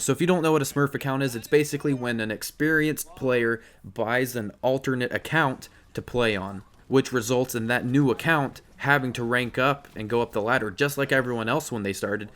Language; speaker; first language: English; native; English